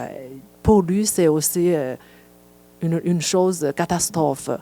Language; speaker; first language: French; non-native, fluent; Chinese